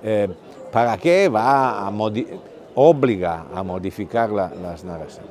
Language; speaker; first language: Spanish; non-native, fluent; Italian